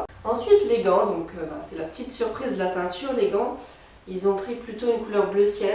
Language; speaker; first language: French; native; French